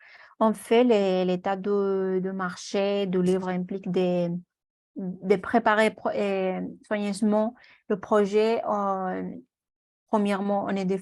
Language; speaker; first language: French; non-native, learner; Spanish